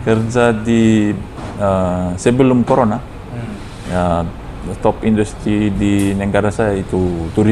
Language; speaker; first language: Indonesian; non-native, fluent; Fijian